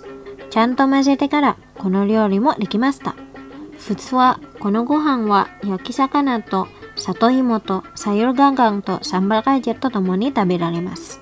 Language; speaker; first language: Japanese; non-native, fluent; Indonesian